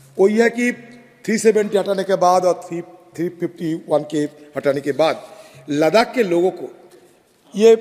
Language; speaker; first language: Hindi; native; Hindi